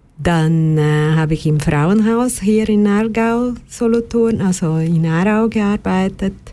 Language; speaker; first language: German; non-native, fluent; Portuguese